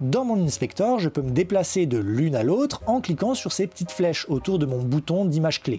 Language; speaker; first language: French; native; French